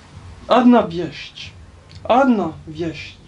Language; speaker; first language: Russian; non-native, learner; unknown